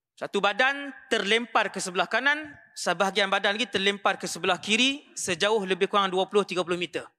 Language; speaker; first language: Malay; native; Malay